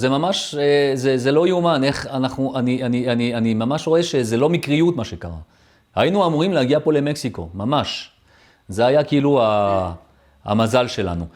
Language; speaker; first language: Hebrew; early bilingual, other home language; French